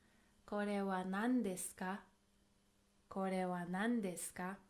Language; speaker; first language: Japanese; non-native, fluent; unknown